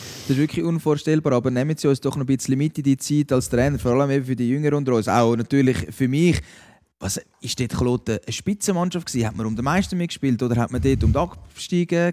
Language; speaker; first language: German; native; German